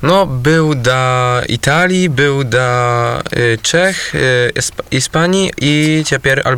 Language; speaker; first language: Polish; non-native, local second language; Belarusian